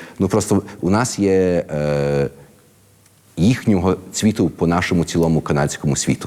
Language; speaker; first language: Ukrainian; early bilingual, heritage; Ukrainian